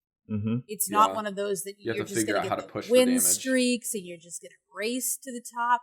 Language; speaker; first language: English; native; English